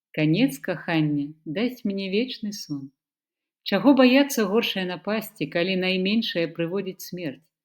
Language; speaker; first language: Belarusian; non-native, local second language; Russian